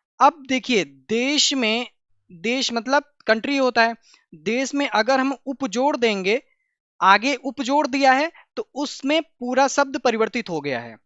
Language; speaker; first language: Hindi; native; Hindi